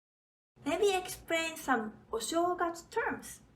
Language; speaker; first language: English; non-native, fluent; Japanese